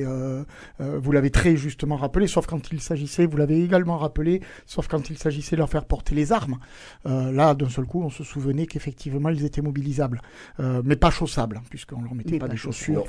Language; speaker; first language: French; native; French